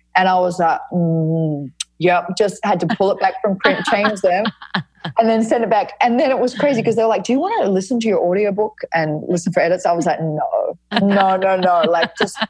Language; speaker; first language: English; native; English